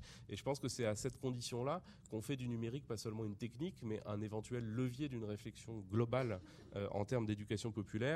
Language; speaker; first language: French; native; French